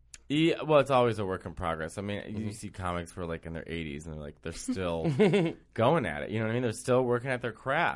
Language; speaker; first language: English; native; English